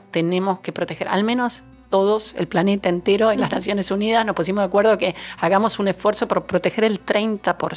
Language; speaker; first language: Spanish; native; Spanish